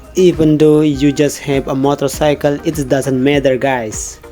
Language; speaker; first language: English; non-native, learner; Indonesian